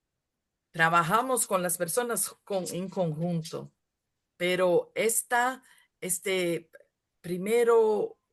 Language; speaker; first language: Spanish; non-native, fluent; Portuguese